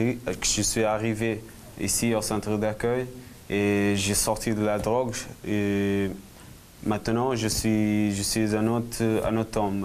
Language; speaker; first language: French; non-native, learner; Portuguese